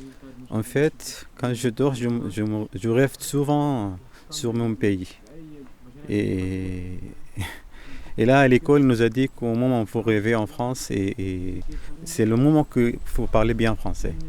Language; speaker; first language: French; non-native, fluent; Arabic